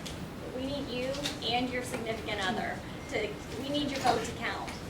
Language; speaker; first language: English; native; English